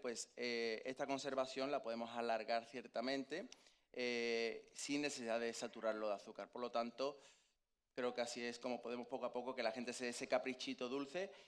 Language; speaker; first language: Spanish; native; Spanish